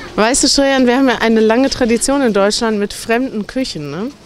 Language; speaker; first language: German; native; German